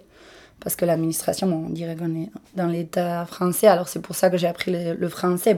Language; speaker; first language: French; non-native, local second language; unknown